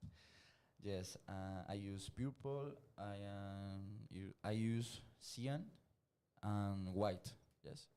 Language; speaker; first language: English; non-native, learner; Spanish